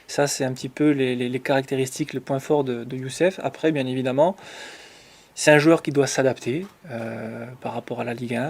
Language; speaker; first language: French; native; French